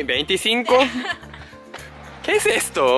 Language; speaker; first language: Spanish; non-native, learner; Japanese